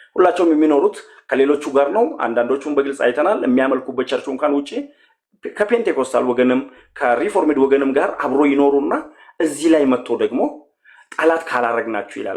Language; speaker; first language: Amharic; non-native, local second language; Oromo